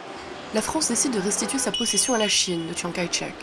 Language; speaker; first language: French; native; French